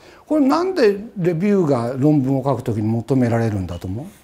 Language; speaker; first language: Japanese; native; Japanese